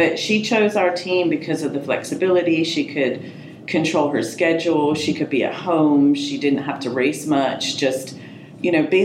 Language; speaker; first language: English; native; English